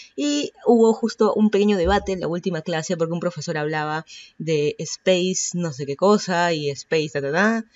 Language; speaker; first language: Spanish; native; Spanish